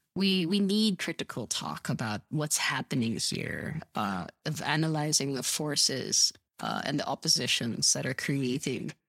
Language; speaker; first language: English; native; English